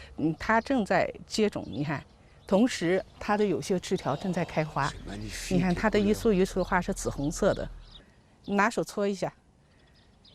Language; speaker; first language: Chinese; native; Chinese